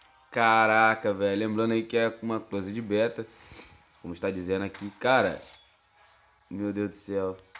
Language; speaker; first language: Portuguese; native; Portuguese